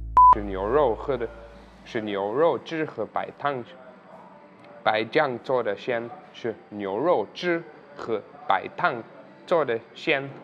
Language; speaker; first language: Chinese; non-native, fluent; German